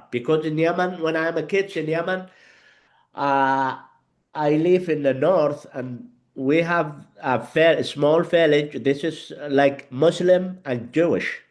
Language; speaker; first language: English; non-native, learner; Arabic